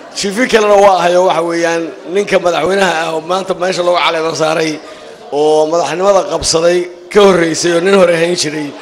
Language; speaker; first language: Somali; non-native, local second language; Maay